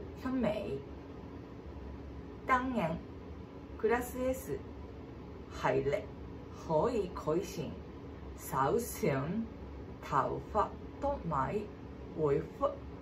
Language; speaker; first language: Cantonese; non-native, learner; Japanese